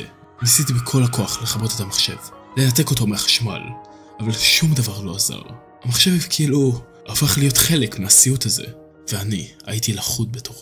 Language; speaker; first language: Hebrew; native; Hebrew